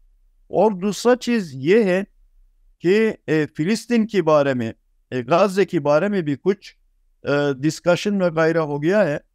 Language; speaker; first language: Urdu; non-native, fluent; Turkish